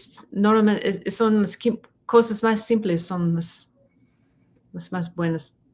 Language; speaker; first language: Spanish; non-native, learner; English